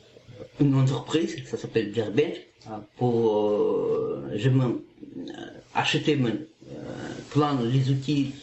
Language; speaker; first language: French; non-native, learner; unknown